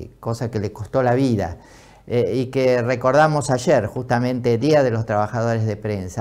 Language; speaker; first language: Spanish; native; Spanish